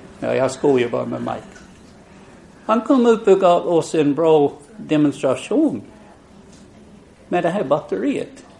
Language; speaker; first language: Swedish; non-native, fluent; English